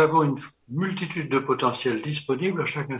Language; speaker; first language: French; native; French